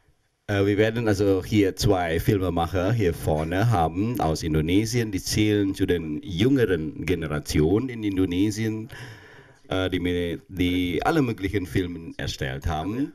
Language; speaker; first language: German; non-native, fluent; Indonesian